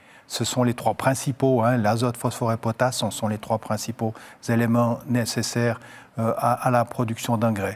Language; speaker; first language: French; native; French